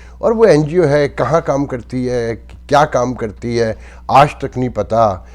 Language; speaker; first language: Urdu; native; Urdu